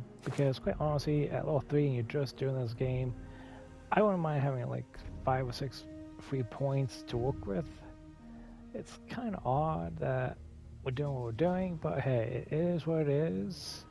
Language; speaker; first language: English; native; English